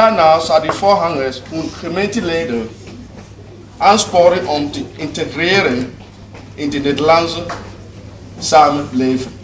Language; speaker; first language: Dutch; non-native, learner; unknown